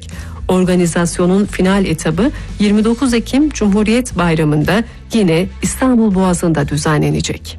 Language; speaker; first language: Turkish; native; Turkish